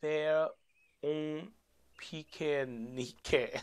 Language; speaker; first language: French; non-native, learner; English